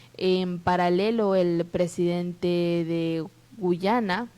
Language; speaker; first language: Spanish; native; Spanish